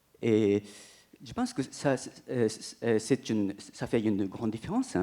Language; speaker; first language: French; non-native, fluent; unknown